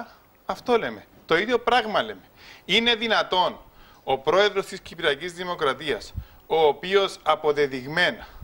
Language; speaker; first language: Greek; native; Greek